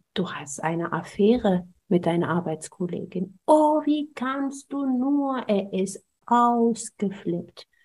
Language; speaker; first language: German; non-native, fluent; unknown